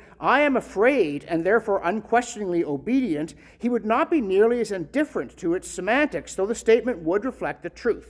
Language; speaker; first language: English; native; English